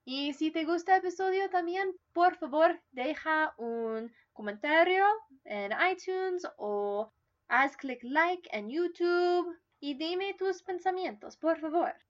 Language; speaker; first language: Spanish; non-native, learner; English